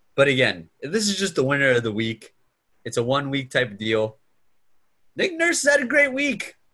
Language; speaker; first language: English; native; English